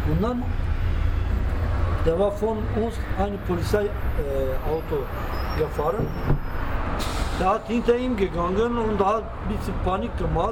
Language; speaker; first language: German; non-native, learner; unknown